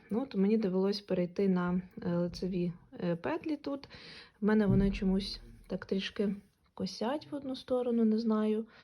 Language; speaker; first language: Ukrainian; non-native, local second language; Russian